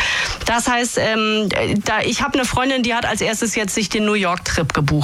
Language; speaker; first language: German; native; German